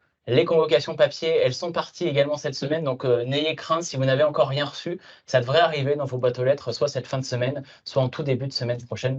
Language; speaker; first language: French; native; French